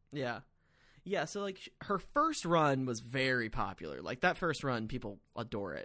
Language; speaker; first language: English; native; English